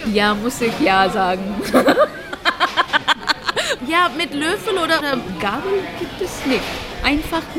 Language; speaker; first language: German; non-native, learner; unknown